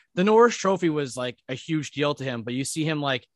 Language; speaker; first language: English; native; English